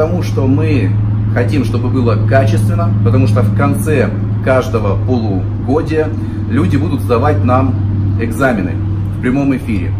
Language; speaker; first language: Russian; native; Russian